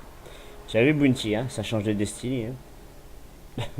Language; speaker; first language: French; native; French